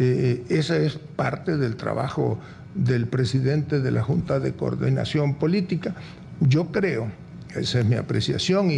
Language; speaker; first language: Spanish; native; Spanish